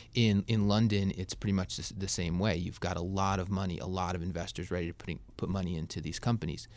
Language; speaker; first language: English; native; English